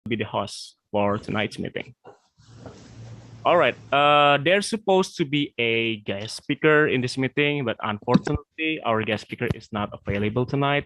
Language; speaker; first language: English; non-native, fluent; Indonesian